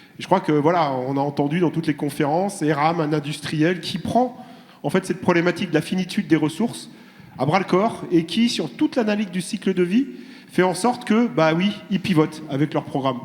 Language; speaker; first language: French; native; French